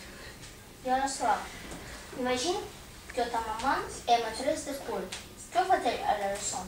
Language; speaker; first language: French; non-native, learner; Russian